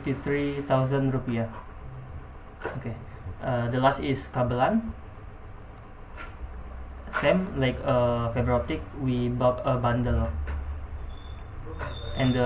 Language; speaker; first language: English; non-native, learner; Indonesian